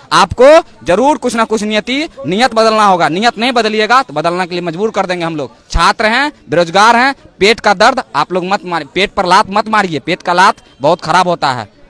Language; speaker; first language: Hindi; native; Hindi